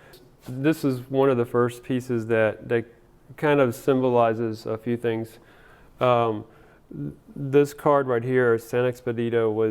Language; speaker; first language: English; early bilingual, other home language; Spanish